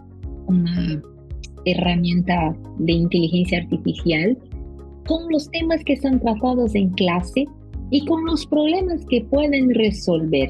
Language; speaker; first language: Spanish; non-native, fluent; Portuguese